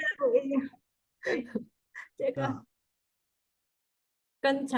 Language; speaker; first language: Chinese; non-native, learner; English